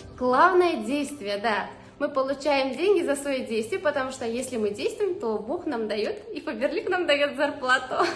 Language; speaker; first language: Russian; non-native, local second language; Uzbek